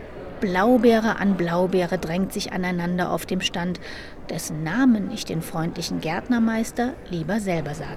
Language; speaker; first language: German; native; German